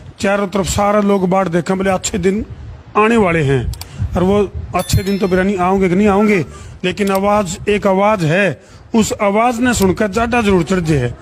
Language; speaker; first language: Hindi; native; Hindi